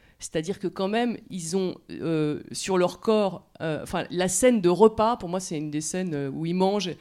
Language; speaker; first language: French; native; French